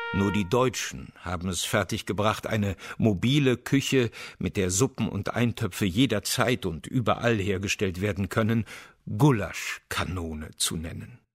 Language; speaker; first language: German; native; German